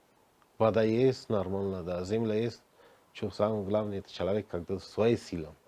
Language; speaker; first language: Russian; non-native, learner; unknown